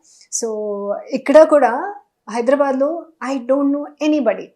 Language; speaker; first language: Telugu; non-native, learner; Hindi